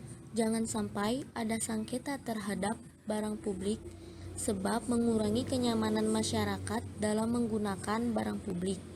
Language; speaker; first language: Indonesian; native; Indonesian